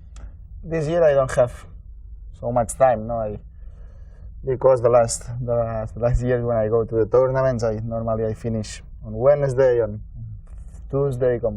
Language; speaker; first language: English; non-native, learner; Spanish